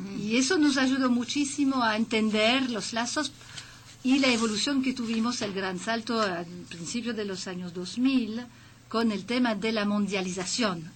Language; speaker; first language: Spanish; non-native, fluent; French